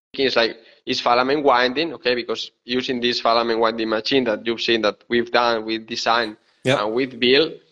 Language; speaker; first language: English; non-native, fluent; Spanish